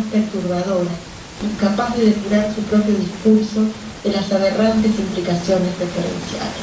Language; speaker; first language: Spanish; native; Spanish